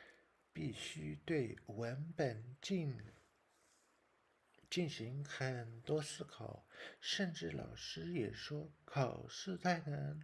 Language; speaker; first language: Chinese; non-native, learner; English